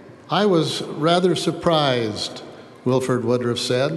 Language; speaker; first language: English; native; English